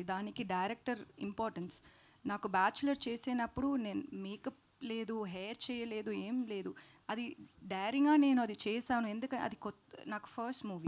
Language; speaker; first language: Telugu; non-native, local second language; Tamil